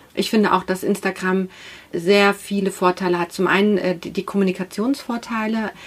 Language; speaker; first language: German; native; German